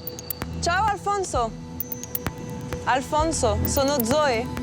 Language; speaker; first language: Italian; non-native, learner; French